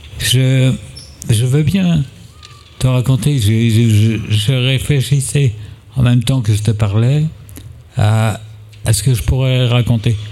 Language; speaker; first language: French; native; French